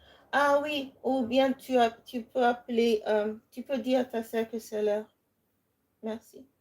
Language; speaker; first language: French; non-native, fluent; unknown